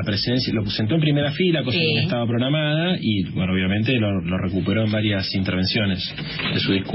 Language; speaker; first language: Spanish; native; Spanish